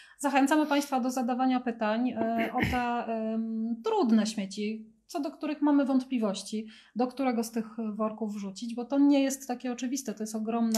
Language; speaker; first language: Polish; native; Polish